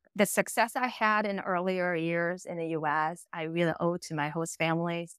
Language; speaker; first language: English; non-native, fluent; Japanese